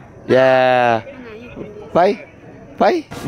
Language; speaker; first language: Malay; non-native, local second language; Chinese